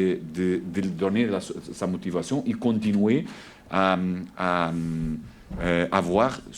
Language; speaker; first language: French; non-native, learner; Portuguese